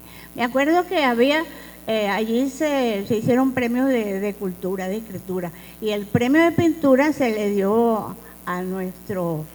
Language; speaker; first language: Spanish; native; Spanish